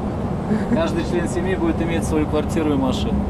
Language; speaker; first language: Russian; native; Russian